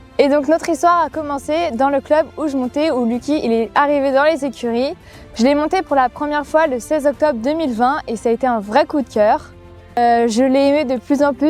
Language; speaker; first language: French; native; French